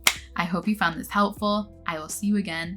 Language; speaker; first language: English; native; English